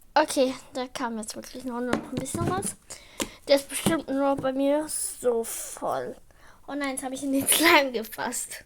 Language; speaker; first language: German; native; German